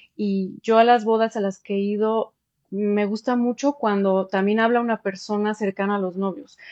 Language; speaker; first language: Spanish; early bilingual, heritage; Spanish